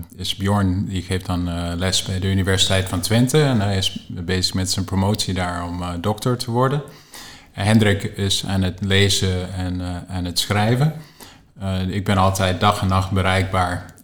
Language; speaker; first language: Dutch; non-native, fluent; English